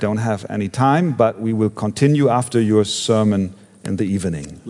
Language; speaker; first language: English; non-native, fluent; German